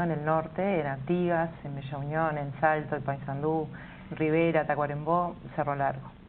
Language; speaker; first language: Spanish; native; Spanish